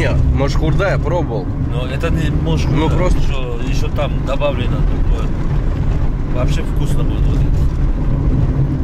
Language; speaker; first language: Russian; non-native, learner; Uzbek